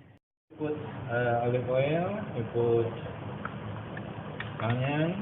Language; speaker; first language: English; non-native, learner; Indonesian